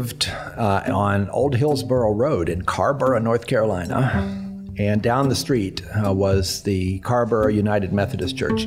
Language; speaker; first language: English; native; English